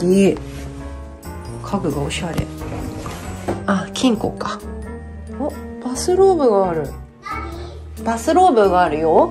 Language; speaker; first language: Japanese; native; Japanese